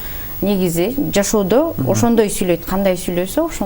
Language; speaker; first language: Kyrgyz; early bilingual, heritage; Kyrgyz